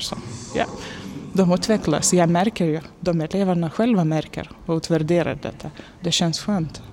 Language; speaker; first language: Swedish; non-native, fluent; Lithuanian